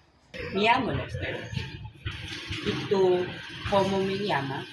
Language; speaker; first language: Spanish; non-native, learner; Filipino